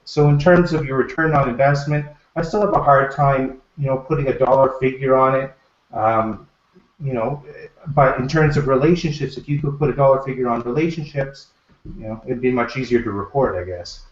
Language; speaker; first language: English; native; English